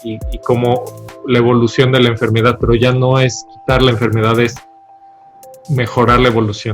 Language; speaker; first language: Spanish; native; Spanish